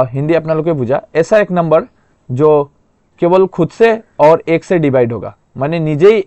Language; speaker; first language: Hindi; non-native, local second language; Assamese